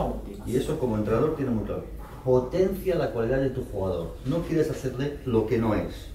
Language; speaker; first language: Spanish; native; Spanish